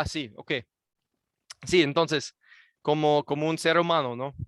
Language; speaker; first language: Spanish; non-native, fluent; English